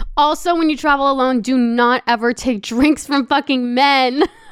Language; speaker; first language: English; native; English